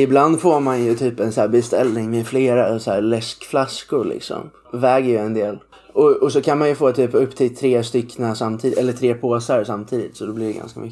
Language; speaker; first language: Swedish; native; Swedish